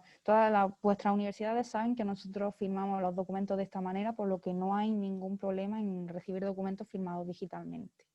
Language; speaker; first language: Spanish; native; Spanish